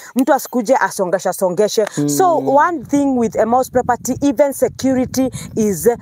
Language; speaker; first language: Swahili; non-native, local second language; Kikuyu